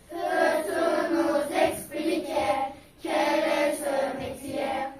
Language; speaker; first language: French; non-native, learner; Turkish